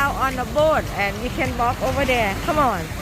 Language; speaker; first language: English; non-native, learner; Thai